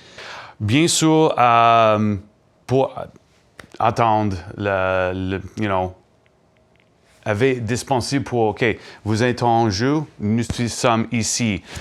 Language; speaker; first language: French; non-native, learner; English